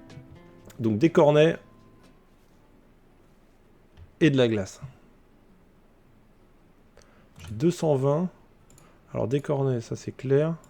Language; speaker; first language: French; native; French